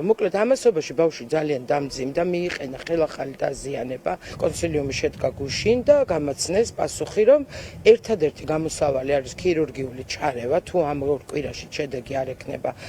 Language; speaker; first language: Georgian; native; Georgian